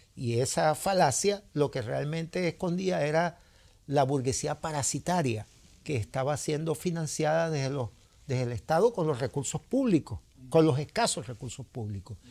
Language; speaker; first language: Spanish; native; Spanish